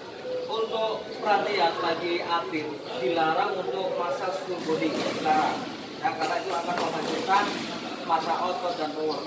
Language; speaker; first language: Indonesian; native; Indonesian